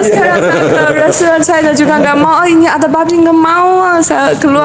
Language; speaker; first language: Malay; non-native, learner; Chinese